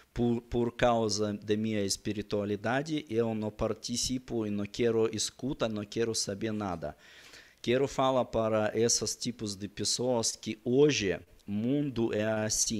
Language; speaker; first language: Portuguese; non-native, learner; Russian